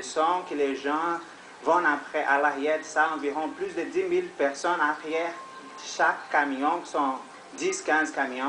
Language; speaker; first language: French; non-native, learner; Portuguese